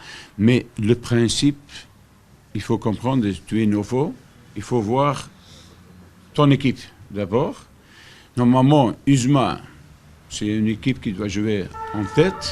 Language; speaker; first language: French; non-native, fluent; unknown